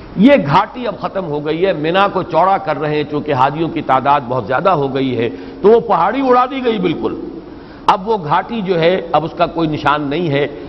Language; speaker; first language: Urdu; native; Urdu